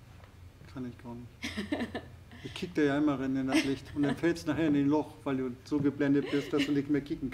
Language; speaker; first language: German; native; German